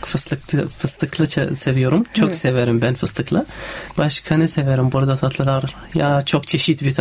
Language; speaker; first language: Turkish; non-native, learner; Arabic